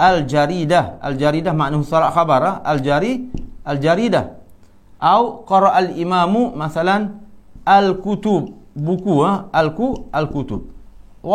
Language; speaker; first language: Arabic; non-native, fluent; Malay